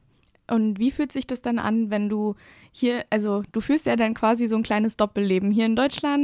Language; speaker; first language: German; native; German